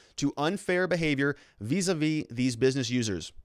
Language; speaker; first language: English; native; English